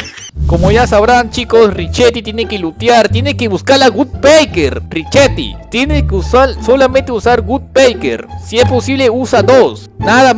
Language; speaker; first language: Spanish; native; Spanish